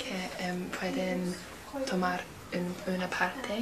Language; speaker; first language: Spanish; non-native, learner; English